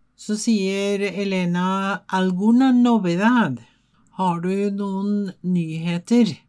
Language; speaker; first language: Norwegian; non-native, fluent; Spanish